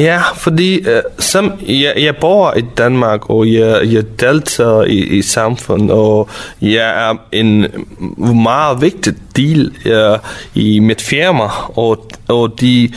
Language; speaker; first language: Danish; non-native, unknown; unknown